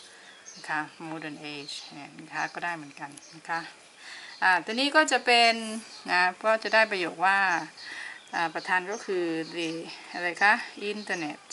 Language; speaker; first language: Thai; native; Thai